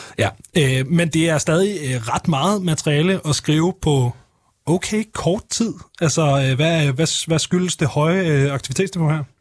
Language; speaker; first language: Danish; native; Danish